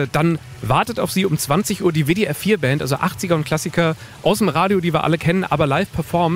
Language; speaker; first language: German; native; German